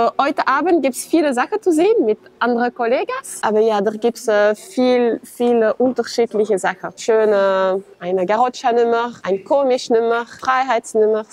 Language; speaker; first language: German; non-native, fluent; French